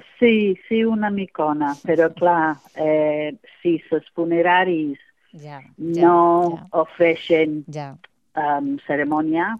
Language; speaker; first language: Catalan; non-native, fluent; English